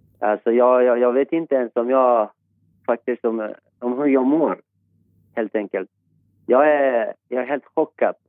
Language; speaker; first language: Swedish; non-native, fluent; Persian